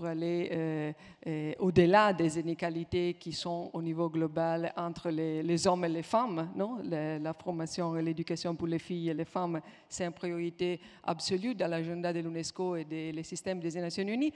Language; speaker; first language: French; non-native, fluent; Italian